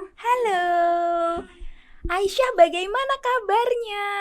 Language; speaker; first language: Indonesian; native; Indonesian